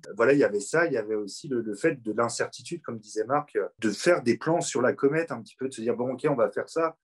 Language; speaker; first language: French; native; French